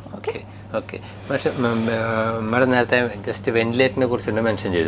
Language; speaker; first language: Malayalam; native; Malayalam